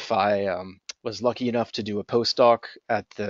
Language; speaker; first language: English; native; English